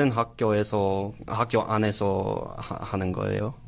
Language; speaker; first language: Korean; non-native, learner; English